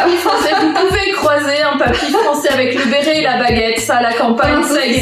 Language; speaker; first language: French; native; French